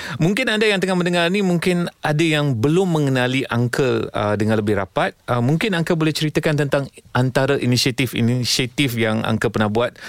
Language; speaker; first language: Malay; non-native, local second language; Tamil